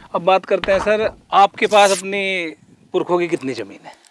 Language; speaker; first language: Hindi; native; Hindi